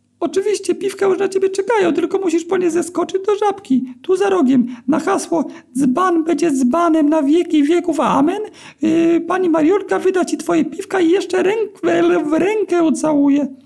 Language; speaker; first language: Polish; native; Polish